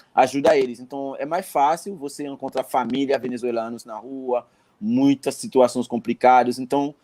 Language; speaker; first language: Portuguese; non-native, fluent; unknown